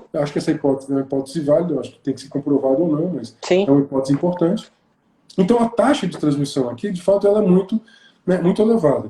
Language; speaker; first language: Portuguese; native; Portuguese